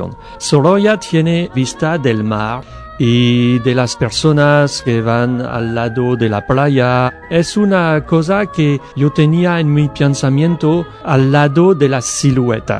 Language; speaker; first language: Spanish; non-native, learner; French